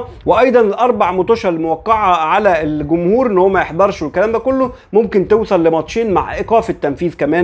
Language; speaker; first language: Arabic; native; Arabic